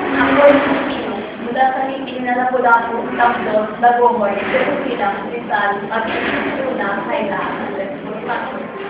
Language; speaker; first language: Filipino; non-native, local second language; Hiligaynon